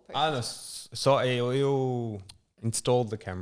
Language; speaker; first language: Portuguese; non-native, learner; English